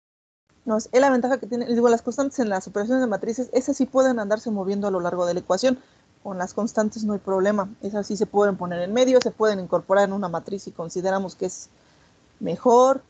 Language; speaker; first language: Spanish; native; Spanish